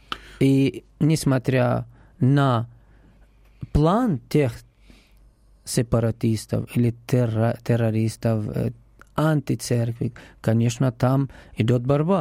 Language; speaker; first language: Russian; non-native, learner; Arabic